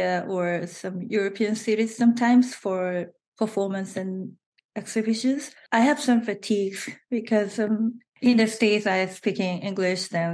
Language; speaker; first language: English; non-native, fluent; Korean